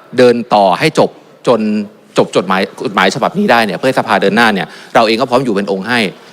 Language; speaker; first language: Thai; native; Thai